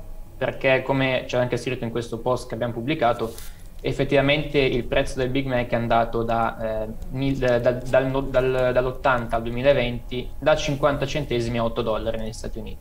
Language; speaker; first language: Italian; native; Italian